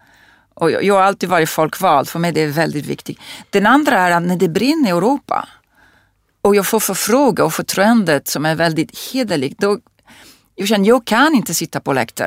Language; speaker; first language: Swedish; non-native, fluent; Italian